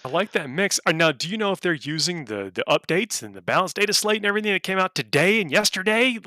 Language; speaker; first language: English; native; English